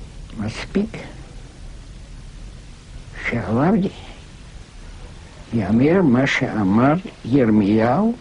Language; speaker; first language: Hebrew; non-native, fluent; German